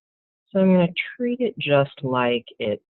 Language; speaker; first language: English; native; English